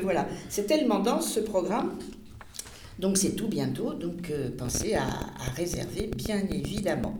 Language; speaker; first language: French; native; French